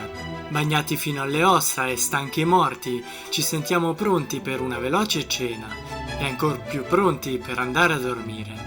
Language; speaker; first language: Italian; native; Italian